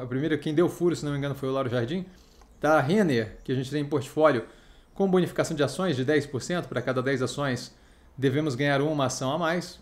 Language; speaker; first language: Portuguese; native; Portuguese